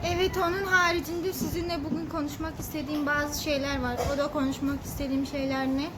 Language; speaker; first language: Turkish; native; Turkish